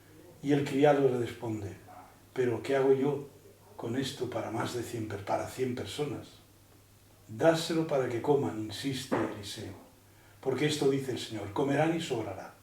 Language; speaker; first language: Spanish; native; Spanish